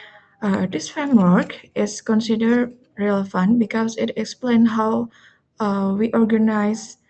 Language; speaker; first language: English; non-native, learner; Indonesian